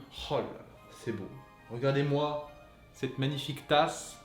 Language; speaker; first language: French; native; French